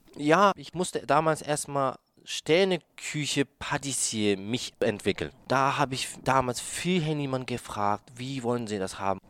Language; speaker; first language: German; non-native, fluent; Japanese